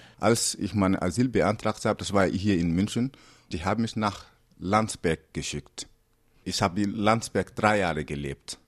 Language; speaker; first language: German; non-native, fluent; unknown